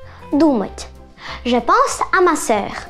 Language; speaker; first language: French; non-native, fluent; Russian